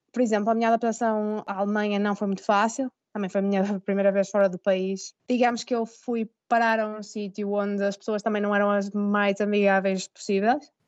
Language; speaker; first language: Portuguese; native; Portuguese